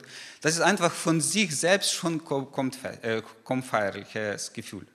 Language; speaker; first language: German; non-native, fluent; Ukrainian